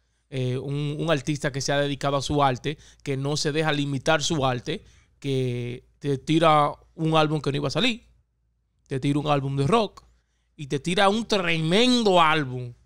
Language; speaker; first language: Spanish; early bilingual, heritage; Spanish